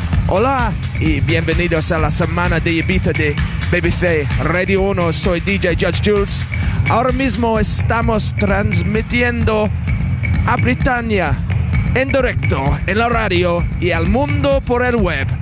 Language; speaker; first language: Spanish; non-native, learner; English